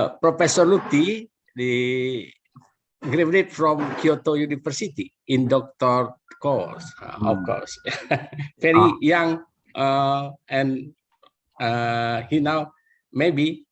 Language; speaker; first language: English; non-native, learner; Indonesian